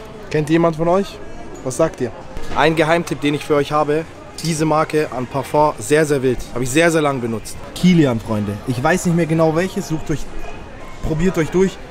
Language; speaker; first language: German; native; German